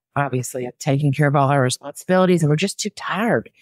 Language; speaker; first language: English; native; English